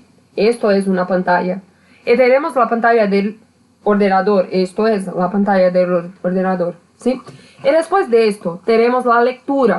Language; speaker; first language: Spanish; non-native, learner; Portuguese